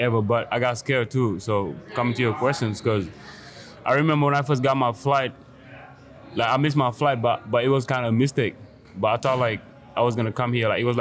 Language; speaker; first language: English; non-native, fluent; Wolof